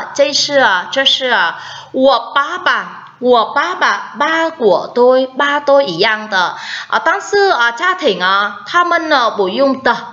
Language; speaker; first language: Chinese; non-native, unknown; Vietnamese